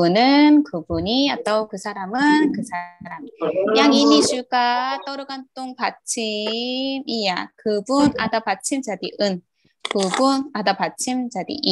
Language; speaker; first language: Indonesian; non-native, learner; Korean